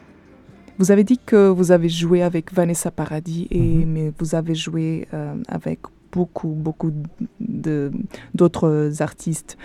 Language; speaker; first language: French; non-native, fluent; Portuguese